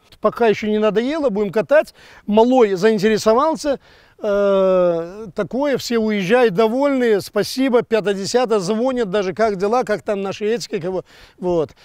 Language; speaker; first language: Russian; non-native, local second language; Crimean Tatar